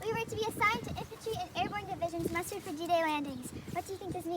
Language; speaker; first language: English; native; English